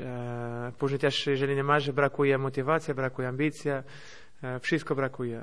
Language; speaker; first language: Polish; non-native, fluent; Portuguese